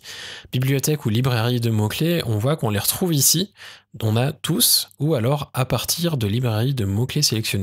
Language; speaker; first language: French; native; French